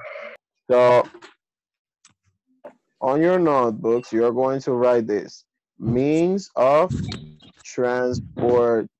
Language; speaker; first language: English; non-native, fluent; Spanish